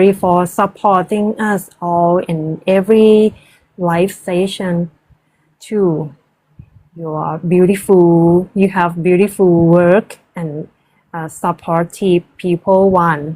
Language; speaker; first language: English; non-native, learner; Thai